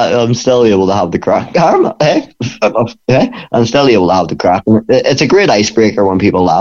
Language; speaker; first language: English; native; English